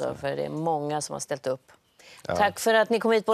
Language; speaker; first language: Swedish; native; Swedish